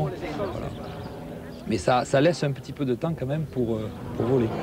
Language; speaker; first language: French; native; French